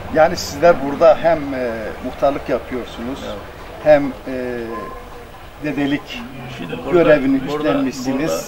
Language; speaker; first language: Turkish; native; Turkish